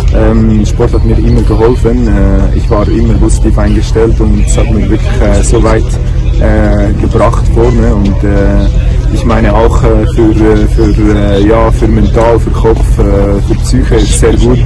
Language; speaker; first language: German; non-native, fluent; Arabic